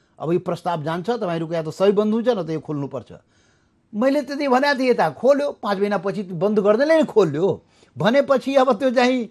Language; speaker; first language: Nepali; non-native, local second language; Maithili